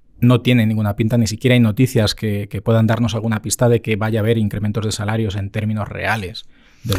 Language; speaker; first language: Spanish; native; Spanish